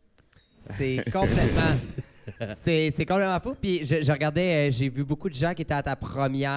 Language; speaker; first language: French; native; French